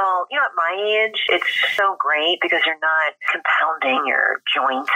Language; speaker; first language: English; native; English